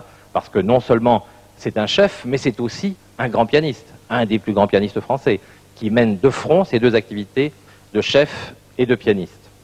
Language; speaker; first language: French; native; French